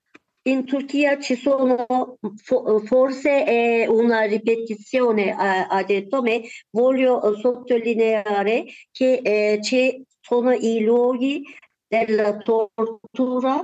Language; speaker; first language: Italian; non-native, learner; Turkish